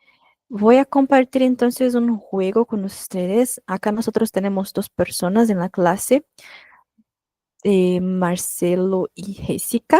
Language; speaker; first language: Spanish; non-native, fluent; Portuguese